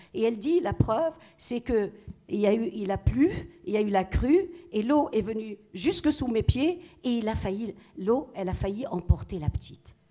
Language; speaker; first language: French; non-native, local second language; Arabic